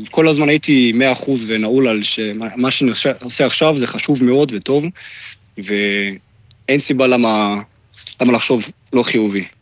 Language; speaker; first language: Hebrew; non-native, fluent; German